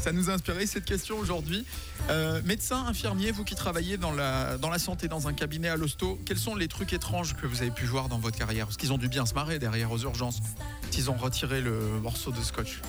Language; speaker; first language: French; native; French